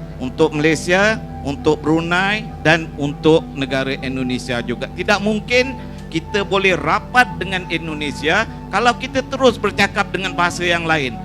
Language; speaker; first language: Malay; native; Malay